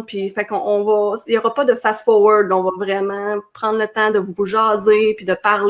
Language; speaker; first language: French; native; French